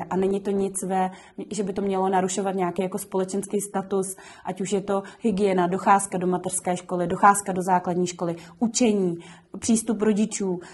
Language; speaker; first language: Czech; native; Czech